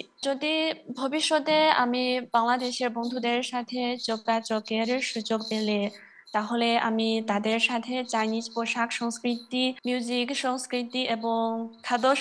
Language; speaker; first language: Bangla; non-native, learner; Chinese